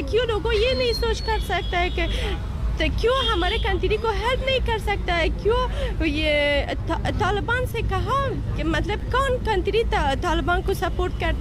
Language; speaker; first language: Hindi; non-native, learner; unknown